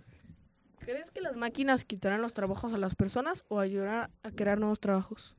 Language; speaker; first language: Spanish; native; Spanish